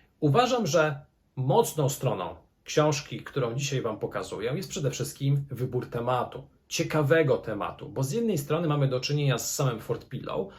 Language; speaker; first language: Polish; native; Polish